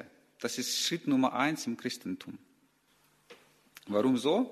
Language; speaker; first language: German; non-native, learner; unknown